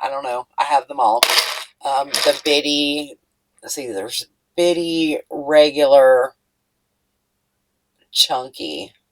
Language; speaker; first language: English; native; English